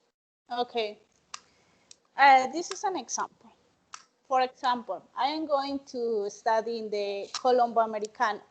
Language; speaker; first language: English; non-native, learner; Spanish